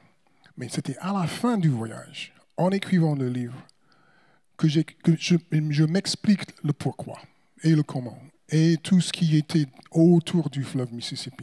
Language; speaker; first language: French; non-native, fluent; English